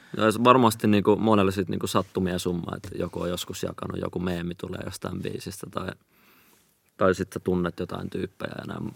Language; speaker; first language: Finnish; native; Finnish